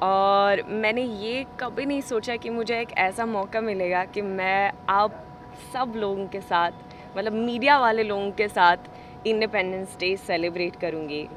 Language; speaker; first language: Hindi; non-native, fluent; Swedish